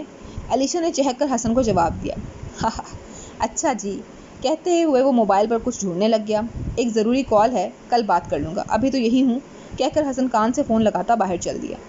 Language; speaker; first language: Urdu; native; Urdu